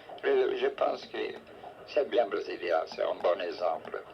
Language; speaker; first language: French; non-native, fluent; Portuguese